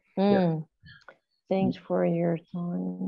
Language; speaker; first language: English; non-native, learner; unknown